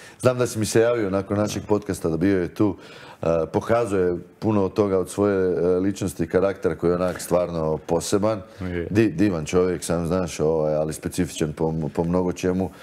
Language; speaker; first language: Croatian; native; Croatian